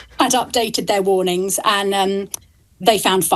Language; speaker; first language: English; native; English